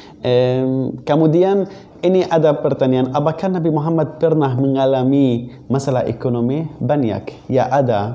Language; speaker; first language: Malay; non-native, fluent; Arabic